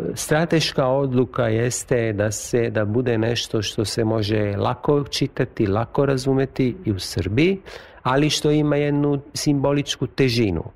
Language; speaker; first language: Serbian; non-native, fluent; Italian